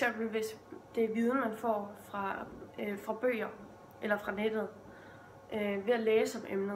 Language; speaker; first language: Danish; native; Danish